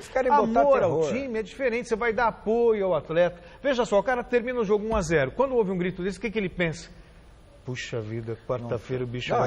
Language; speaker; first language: Portuguese; native; Portuguese